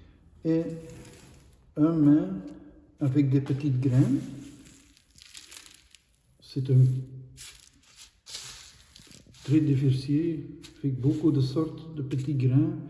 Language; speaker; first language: French; non-native, local second language; Dutch